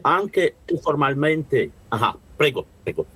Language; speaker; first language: Italian; non-native, learner; Russian